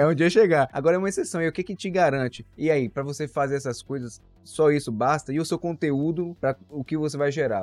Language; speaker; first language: Portuguese; native; Portuguese